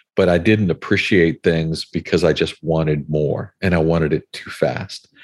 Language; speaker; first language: English; native; English